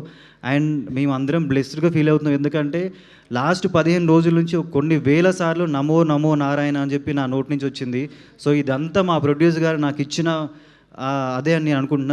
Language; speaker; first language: Telugu; native; Telugu